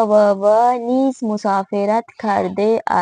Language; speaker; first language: Persian; non-native, fluent; Urdu